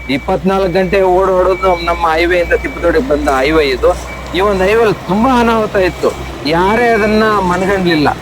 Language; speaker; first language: Kannada; native; Kannada